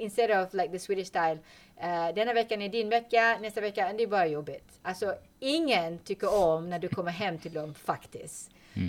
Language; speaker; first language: Swedish; non-native, fluent; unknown